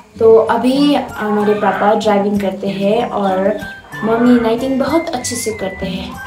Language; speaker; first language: Hindi; non-native, local second language; Nepali